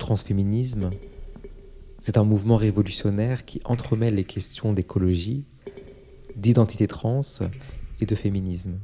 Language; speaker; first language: French; native; French